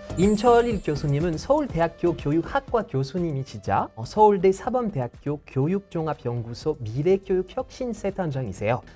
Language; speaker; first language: Korean; non-native, fluent; French